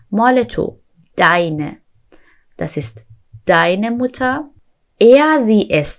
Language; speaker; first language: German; non-native, fluent; Persian